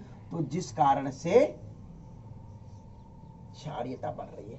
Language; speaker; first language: Hindi; native; Hindi